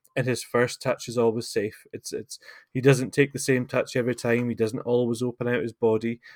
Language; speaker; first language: English; native; English